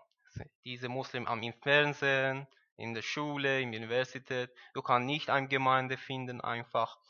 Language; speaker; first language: German; non-native, learner; Persian